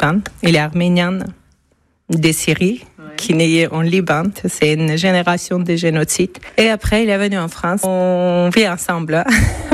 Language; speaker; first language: French; non-native, learner; Armenian